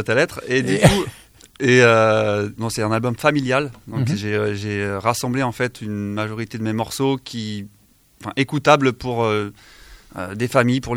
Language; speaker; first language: French; native; French